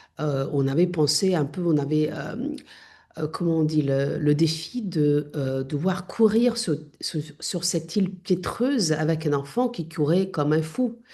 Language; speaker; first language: French; non-native, fluent; Italian